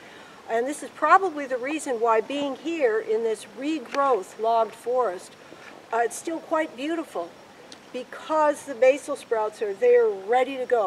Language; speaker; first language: English; native; English